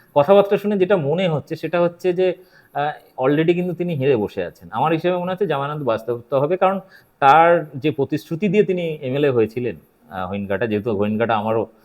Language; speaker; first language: Bangla; native; Bangla